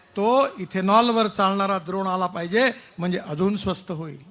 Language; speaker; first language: Marathi; native; Marathi